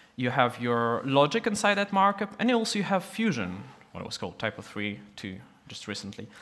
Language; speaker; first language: English; non-native, fluent; Russian